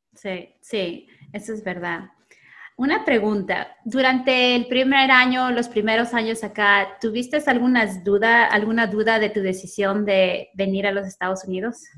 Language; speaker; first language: Spanish; early bilingual, other home language; English